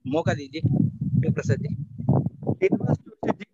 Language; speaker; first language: Hindi; non-native, local second language; Kannada